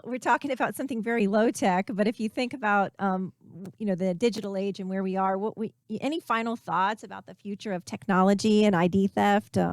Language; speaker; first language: English; native; English